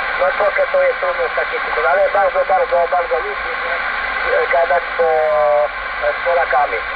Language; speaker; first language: Polish; non-native, learner; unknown